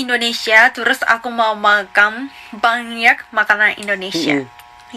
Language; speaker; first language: Indonesian; non-native, learner; Japanese